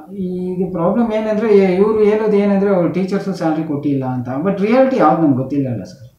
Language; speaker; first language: Kannada; non-native, local second language; Tamil